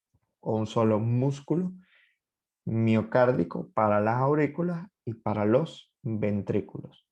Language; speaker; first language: Spanish; native; Spanish